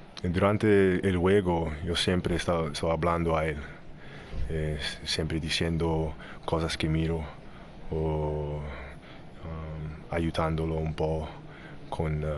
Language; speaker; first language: Spanish; non-native, learner; English